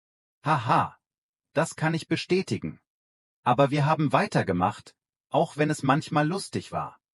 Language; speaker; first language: German; non-native, fluent; Vietnamese